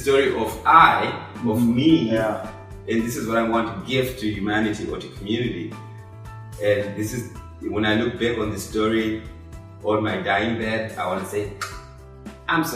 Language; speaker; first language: English; non-native, local second language; Shona